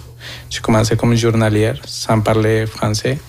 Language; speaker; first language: French; non-native, fluent; Spanish